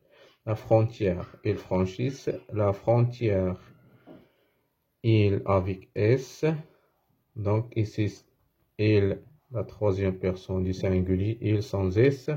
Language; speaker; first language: French; non-native, fluent; Arabic